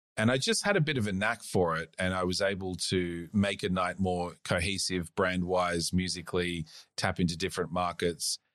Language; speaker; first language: English; native; English